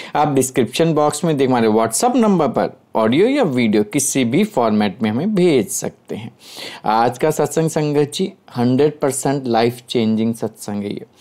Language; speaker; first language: Hindi; native; Hindi